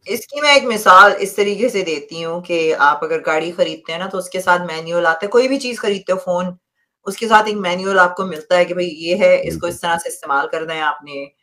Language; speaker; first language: Hindi; native; Hindi